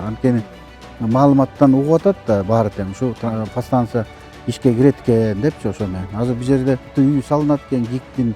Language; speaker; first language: Kyrgyz; native; Kyrgyz